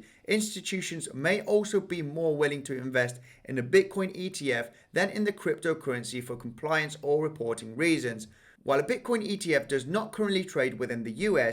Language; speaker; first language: English; native; English